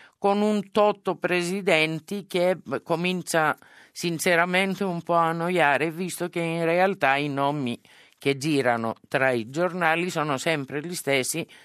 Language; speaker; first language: Italian; non-native, fluent; Greek